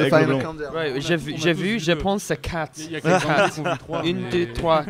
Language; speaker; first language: French; non-native, learner; English